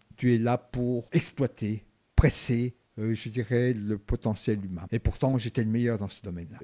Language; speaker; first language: French; early bilingual, other home language; Vietnamese